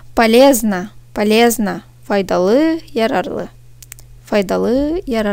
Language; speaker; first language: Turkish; non-native, fluent; Russian